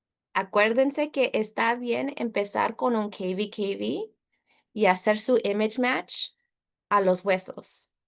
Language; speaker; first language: Spanish; early bilingual, heritage; Spanish